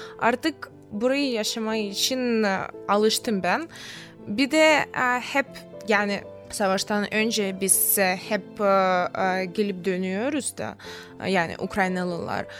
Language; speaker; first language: Turkish; non-native, fluent; Russian